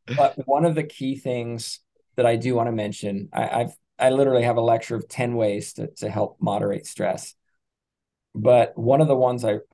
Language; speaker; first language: English; native; English